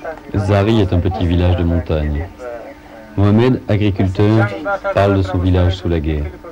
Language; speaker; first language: French; native; French